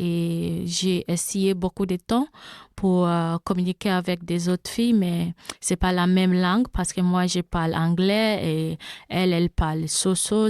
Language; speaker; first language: French; non-native, learner; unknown